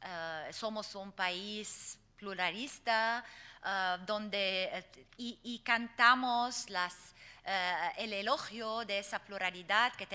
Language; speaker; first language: Spanish; non-native, fluent; Arabic